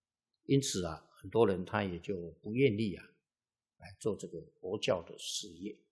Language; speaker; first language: Chinese; native; Chinese